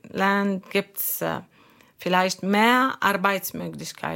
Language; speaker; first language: German; non-native, learner; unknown